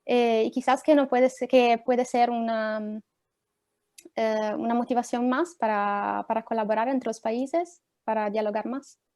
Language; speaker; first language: Spanish; non-native, fluent; Italian